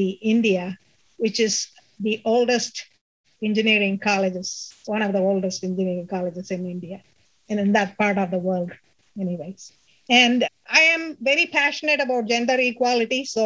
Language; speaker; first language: English; non-native, local second language; Tamil